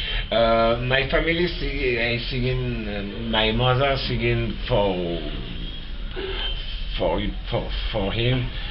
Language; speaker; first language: English; non-native, learner; French